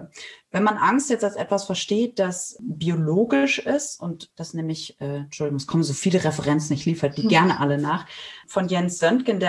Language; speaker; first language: German; native; German